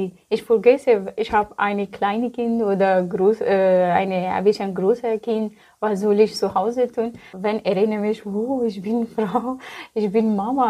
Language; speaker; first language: German; non-native, learner; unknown